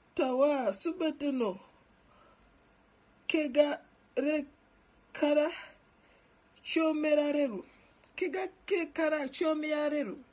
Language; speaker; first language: Japanese; non-native, learner; Ganda